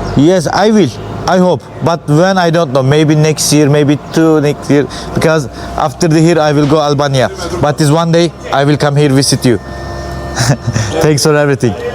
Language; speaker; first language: English; non-native, learner; Turkish